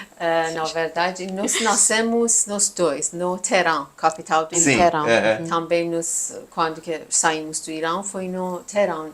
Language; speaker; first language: Portuguese; non-native, learner; Persian